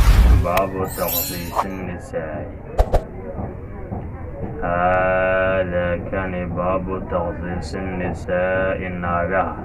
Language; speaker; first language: Arabic; non-native, local second language; Somali